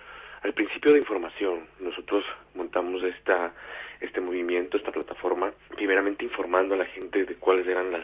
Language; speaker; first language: Spanish; native; Spanish